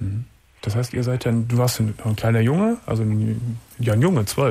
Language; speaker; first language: German; native; German